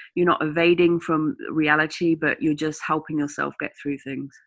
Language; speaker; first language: English; native; English